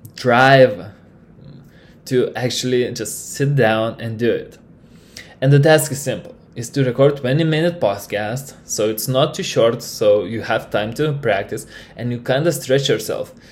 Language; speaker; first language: English; non-native, fluent; Lithuanian